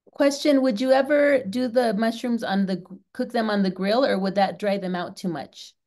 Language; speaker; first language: English; native; English